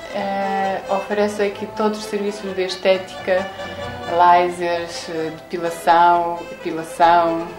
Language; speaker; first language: Portuguese; non-native, fluent; Ukrainian